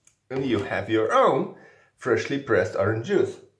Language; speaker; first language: English; non-native, fluent; Polish